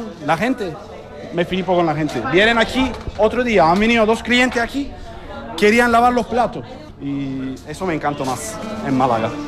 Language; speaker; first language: Spanish; non-native, learner; Turkish